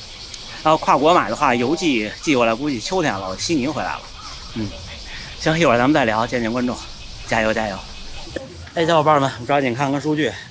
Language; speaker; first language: Chinese; native; Chinese